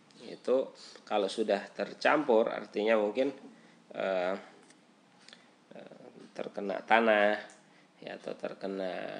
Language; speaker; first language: Indonesian; native; Indonesian